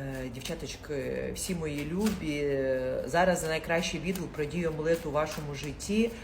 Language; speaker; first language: Ukrainian; non-native, local second language; Russian